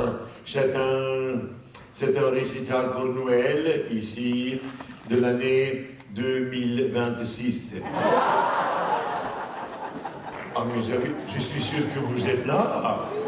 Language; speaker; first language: French; non-native, fluent; German